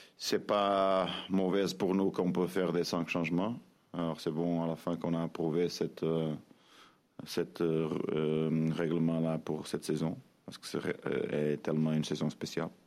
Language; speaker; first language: French; non-native, fluent; Portuguese